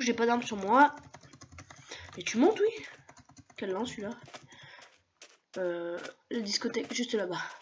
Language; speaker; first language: French; native; French